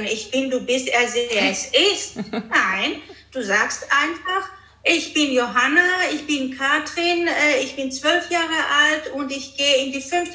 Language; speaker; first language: German; early bilingual, other home language; Greek